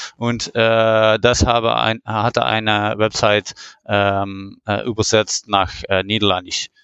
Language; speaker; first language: German; non-native, learner; Dutch